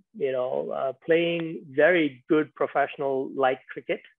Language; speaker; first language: English; non-native, local second language; Tamil